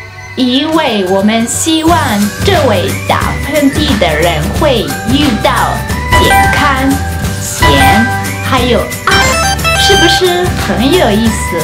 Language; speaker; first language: Chinese; non-native, fluent; Spanish